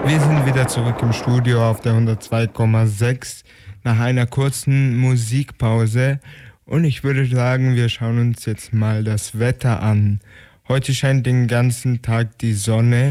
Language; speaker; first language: German; native; German